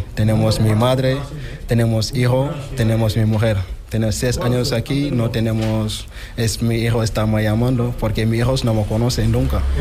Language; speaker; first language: Spanish; non-native, learner; Wolof